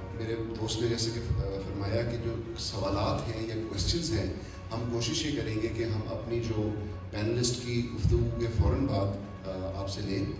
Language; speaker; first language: Urdu; native; Urdu